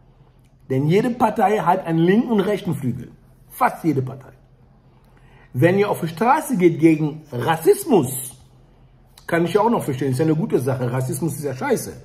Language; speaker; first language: German; early bilingual, other home language; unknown